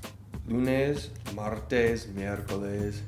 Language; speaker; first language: Spanish; non-native, learner; English